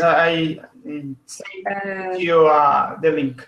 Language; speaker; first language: English; non-native, learner; Portuguese